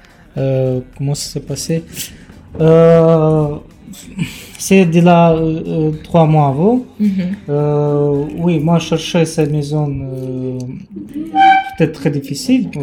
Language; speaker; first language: French; non-native, learner; Romanian